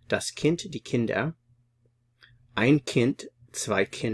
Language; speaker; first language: German; non-native, fluent; English